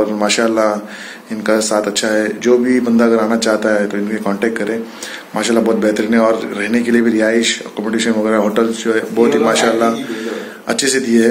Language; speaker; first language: Hindi; native; Hindi